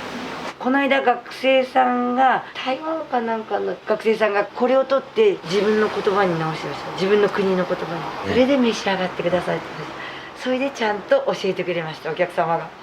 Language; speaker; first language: Japanese; native; Japanese